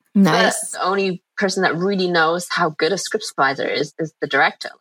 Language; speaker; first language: English; native; English